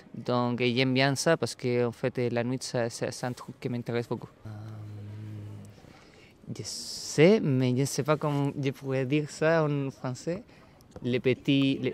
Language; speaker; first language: French; non-native, learner; Spanish